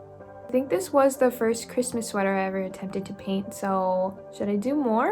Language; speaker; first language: English; native; English